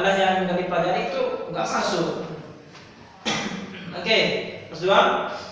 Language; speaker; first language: Indonesian; native; Indonesian